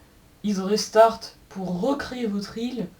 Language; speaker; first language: French; native; French